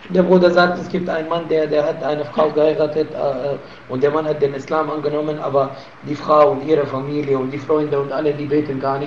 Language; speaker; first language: German; non-native, fluent; Arabic